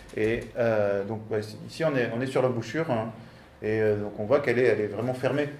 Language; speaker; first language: French; native; French